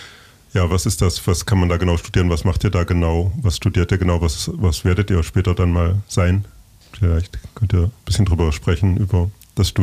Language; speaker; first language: German; native; German